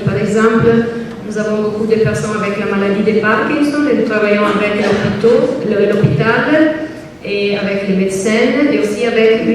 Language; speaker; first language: French; non-native, learner; Italian